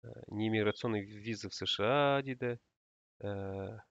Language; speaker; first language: Russian; non-native, local second language; Kazakh